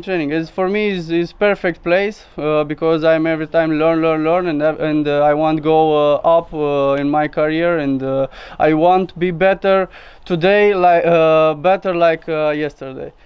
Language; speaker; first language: English; non-native, learner; Romanian